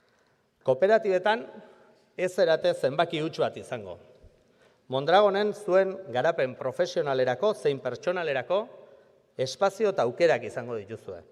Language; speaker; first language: Basque; native; Basque